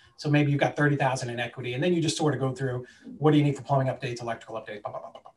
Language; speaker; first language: English; native; English